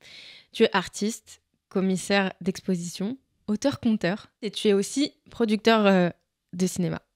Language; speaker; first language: French; native; French